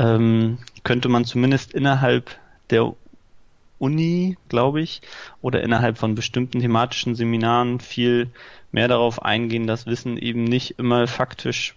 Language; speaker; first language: German; native; German